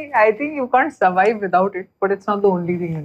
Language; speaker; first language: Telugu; non-native, fluent; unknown